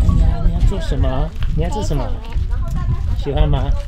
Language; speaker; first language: Chinese; non-native, fluent; English